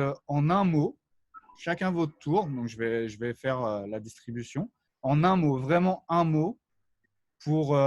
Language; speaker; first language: French; native; French